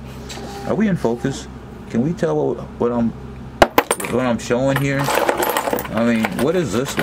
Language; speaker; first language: English; native; English